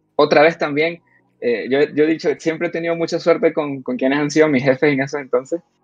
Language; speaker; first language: Spanish; native; Spanish